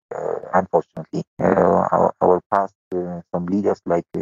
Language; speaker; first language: English; non-native, fluent; Persian